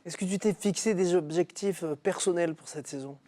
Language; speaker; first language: French; native; French